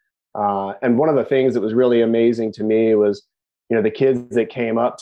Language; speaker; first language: English; native; English